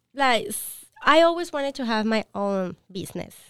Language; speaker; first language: English; non-native, learner; Spanish